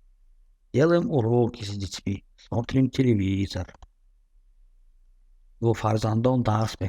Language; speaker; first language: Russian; non-native, fluent; Tajik